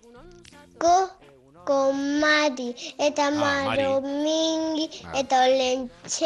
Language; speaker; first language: Basque; non-native, local second language; Spanish